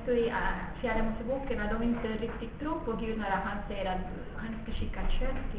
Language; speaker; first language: Swedish; non-native, fluent; Spanish